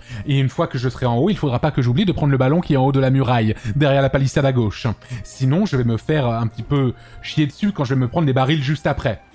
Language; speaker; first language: French; native; French